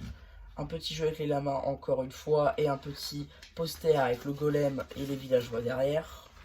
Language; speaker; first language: French; native; French